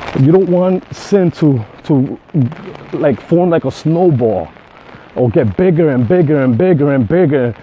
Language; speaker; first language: English; native; English